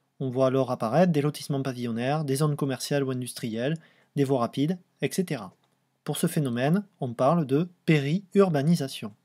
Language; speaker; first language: French; native; French